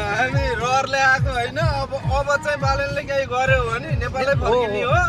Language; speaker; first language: Nepali; native; Nepali